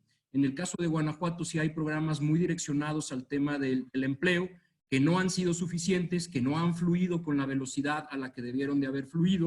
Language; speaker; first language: Spanish; native; Spanish